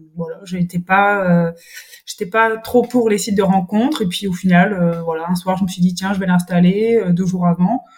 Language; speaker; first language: French; native; French